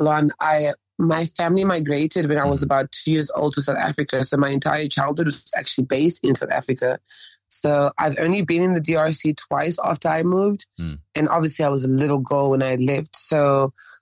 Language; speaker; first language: English; early bilingual, other home language; French